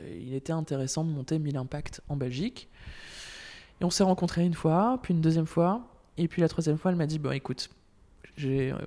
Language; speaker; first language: French; native; French